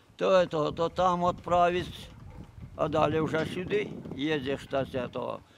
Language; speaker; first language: Russian; non-native, local second language; Ukrainian